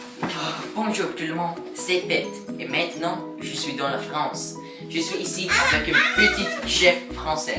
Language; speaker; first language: French; non-native, learner; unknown